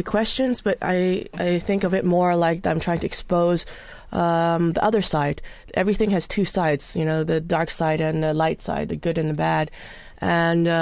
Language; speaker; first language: English; native; English